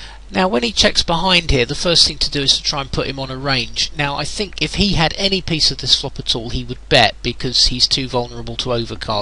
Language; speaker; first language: English; native; English